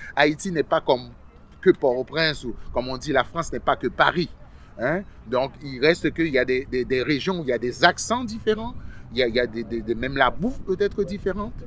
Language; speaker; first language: French; early bilingual, other home language; Haitian Creole